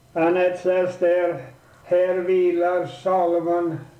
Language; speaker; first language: English; non-native, fluent; Swedish